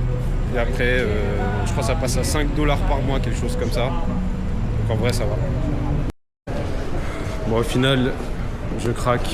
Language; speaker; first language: French; native; French